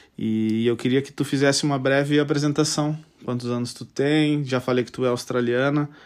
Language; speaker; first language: Portuguese; native; Portuguese